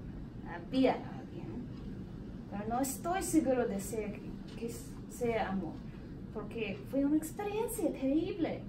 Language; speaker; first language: Spanish; non-native, learner; English